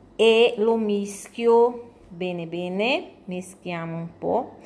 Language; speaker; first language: Italian; non-native, fluent; Portuguese